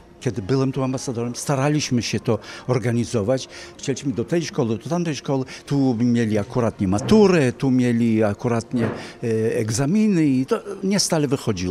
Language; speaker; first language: Polish; early bilingual, heritage; Polish